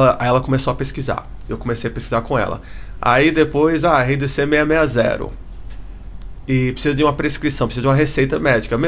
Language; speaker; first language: Portuguese; early bilingual, heritage; Portuguese